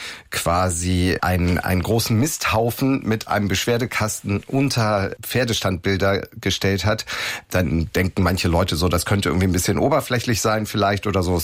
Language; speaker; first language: German; native; German